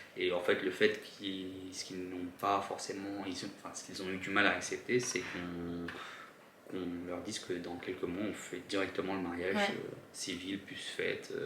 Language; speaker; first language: French; early bilingual, other home language; Turkish